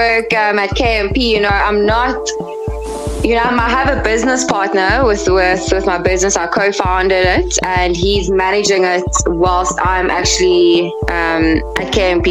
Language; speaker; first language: English; native; English